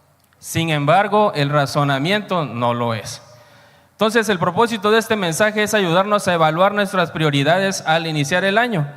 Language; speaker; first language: Spanish; native; Spanish